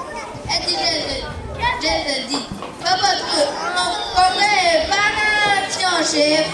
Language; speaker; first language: French; non-native, learner; Kinyarwanda